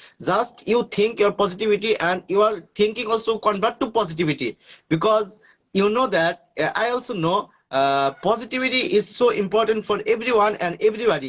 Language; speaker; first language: English; non-native, learner; Bangla